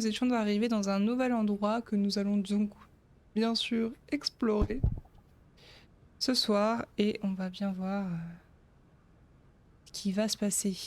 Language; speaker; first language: French; native; French